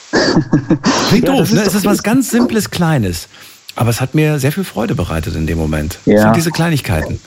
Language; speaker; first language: German; native; German